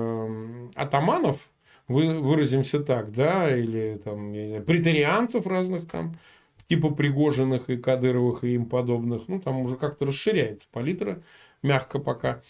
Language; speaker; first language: Russian; native; Russian